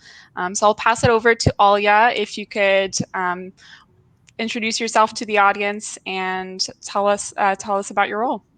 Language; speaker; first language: English; native; English